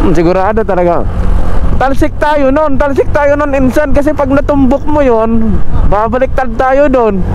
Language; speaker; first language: Filipino; non-native, local second language; Bikol